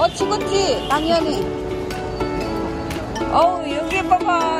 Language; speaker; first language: Korean; non-native, fluent; Cebuano